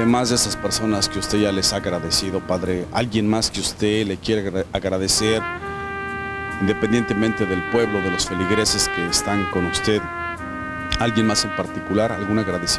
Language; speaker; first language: Spanish; native; Spanish